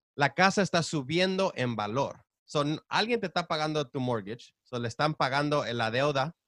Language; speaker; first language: Spanish; early bilingual, heritage; Spanish